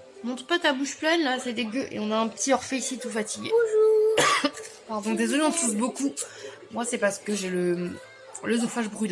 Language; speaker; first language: French; native; French